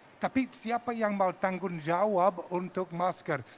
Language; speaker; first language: Indonesian; non-native, fluent; English